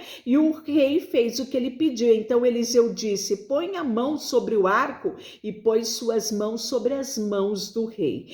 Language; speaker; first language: Portuguese; native; Portuguese